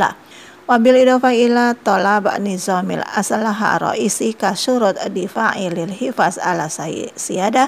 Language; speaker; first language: Arabic; non-native, fluent; Indonesian